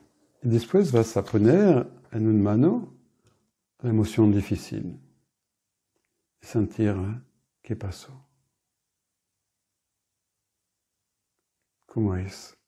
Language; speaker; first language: Spanish; non-native, fluent; French